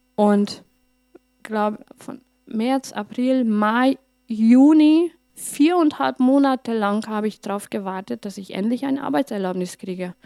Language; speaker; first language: German; non-native, fluent; Hungarian